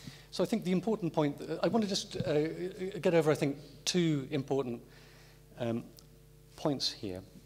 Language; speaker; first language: English; native; English